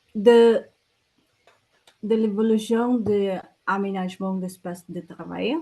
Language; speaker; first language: French; non-native, learner; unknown